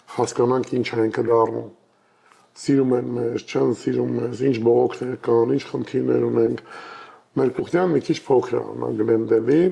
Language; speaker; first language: Armenian; native; Armenian